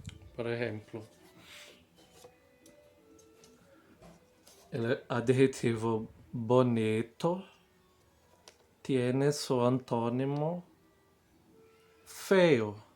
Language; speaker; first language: Spanish; non-native, fluent; Portuguese